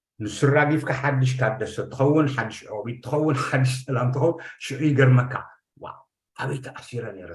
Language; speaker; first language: Tigrinya; native; Tigrinya